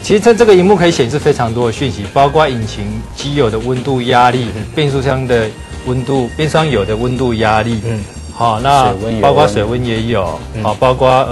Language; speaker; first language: Chinese; native; Chinese